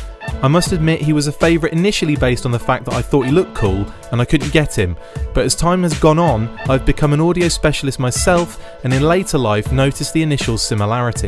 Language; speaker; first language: English; native; English